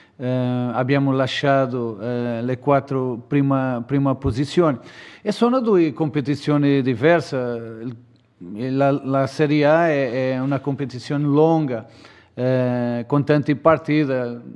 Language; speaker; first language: Italian; non-native, fluent; Portuguese